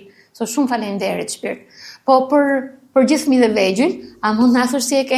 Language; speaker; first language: Albanian; native; Albanian